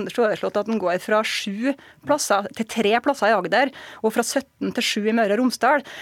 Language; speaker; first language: Norwegian; native; Norwegian